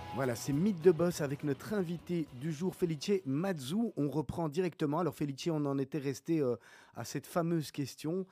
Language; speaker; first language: French; native; French